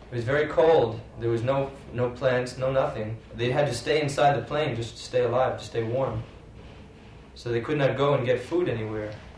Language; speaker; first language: English; native; English